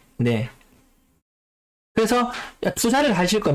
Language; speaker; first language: Korean; native; Korean